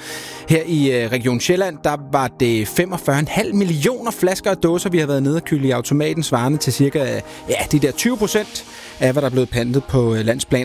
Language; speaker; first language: Danish; native; Danish